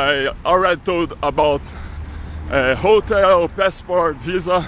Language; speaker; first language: English; non-native, learner; Portuguese